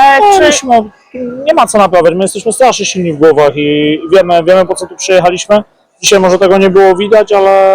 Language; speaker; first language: Polish; native; Polish